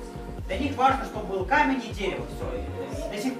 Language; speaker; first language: Russian; native; Russian